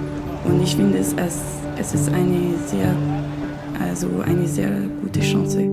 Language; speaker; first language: German; early bilingual, heritage; German